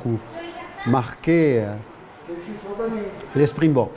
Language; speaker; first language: French; native; French